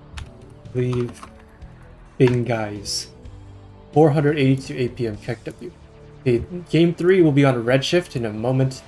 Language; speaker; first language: English; native; English